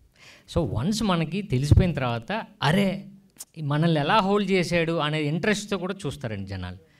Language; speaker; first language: Telugu; native; Telugu